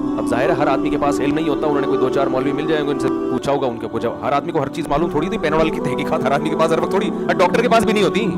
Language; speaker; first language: Urdu; native; Urdu